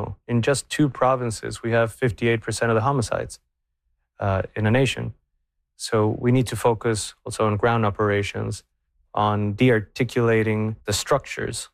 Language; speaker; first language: English; non-native, fluent; Spanish